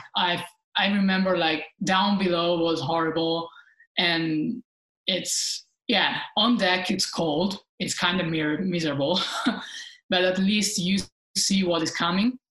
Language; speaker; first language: English; non-native, fluent; Italian